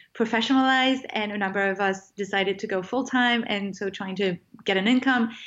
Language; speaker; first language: English; non-native, fluent; French